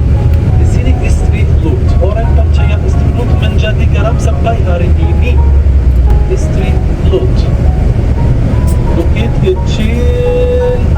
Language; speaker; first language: Indonesian; non-native, learner; Arabic